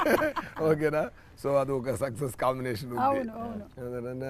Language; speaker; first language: Telugu; non-native, learner; Tamil